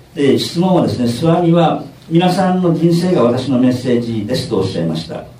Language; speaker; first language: Japanese; native; Japanese